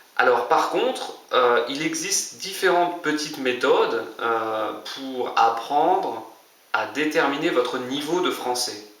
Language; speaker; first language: French; native; French